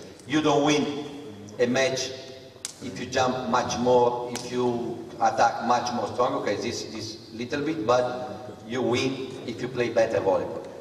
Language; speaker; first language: English; non-native, fluent; Italian